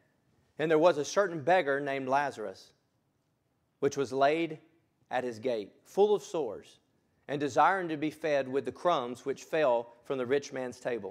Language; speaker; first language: English; native; English